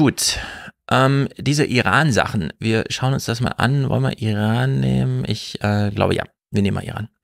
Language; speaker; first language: German; native; German